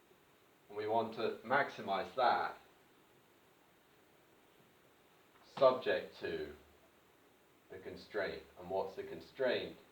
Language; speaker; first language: English; native; English